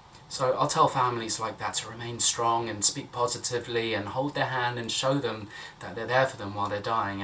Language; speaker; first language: English; native; English